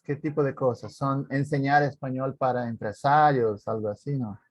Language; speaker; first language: Spanish; non-native, fluent; Portuguese